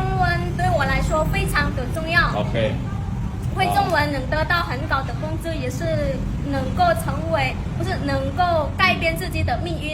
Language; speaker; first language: Chinese; non-native, fluent; Khmer